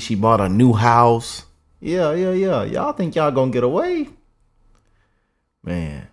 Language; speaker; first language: English; native; English